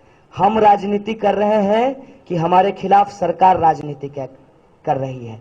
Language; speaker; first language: Hindi; native; Hindi